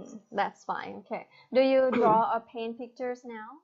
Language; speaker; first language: English; non-native, fluent; Thai